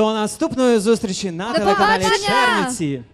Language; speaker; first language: Ukrainian; native; Ukrainian